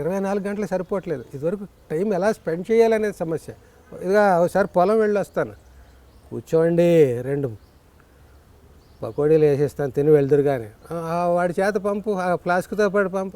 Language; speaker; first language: Telugu; native; Telugu